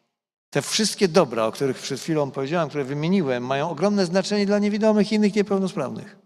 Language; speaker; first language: Polish; native; Polish